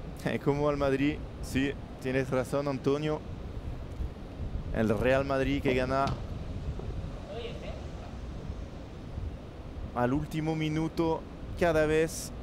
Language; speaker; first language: Spanish; non-native, learner; French